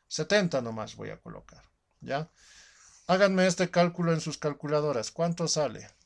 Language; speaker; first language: Spanish; native; Spanish